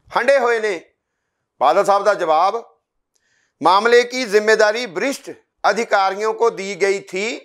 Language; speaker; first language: Hindi; non-native, local second language; Punjabi